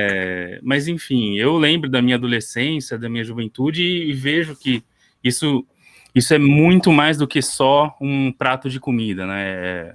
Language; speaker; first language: Portuguese; early bilingual, other home language; Korean